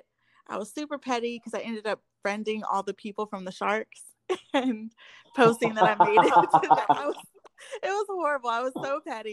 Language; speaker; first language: English; native; English